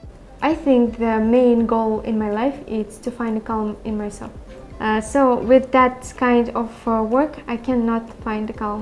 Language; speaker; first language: English; non-native, learner; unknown